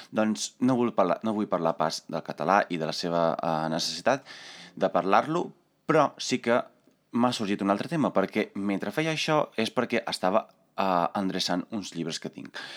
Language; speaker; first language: Catalan; non-native, fluent; Italian